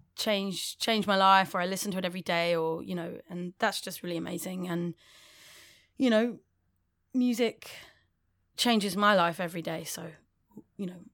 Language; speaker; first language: English; native; English